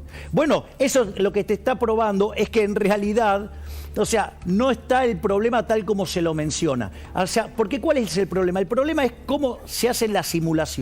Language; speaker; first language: Spanish; native; Spanish